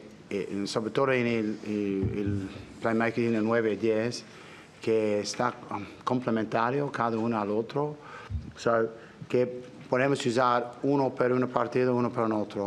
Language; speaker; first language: Italian; non-native, learner; English